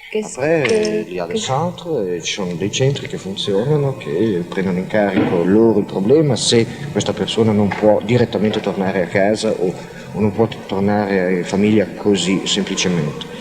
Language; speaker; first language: Italian; native; Italian